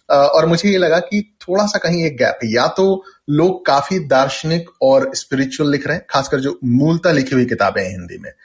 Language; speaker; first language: Hindi; non-native, local second language; Bhojpuri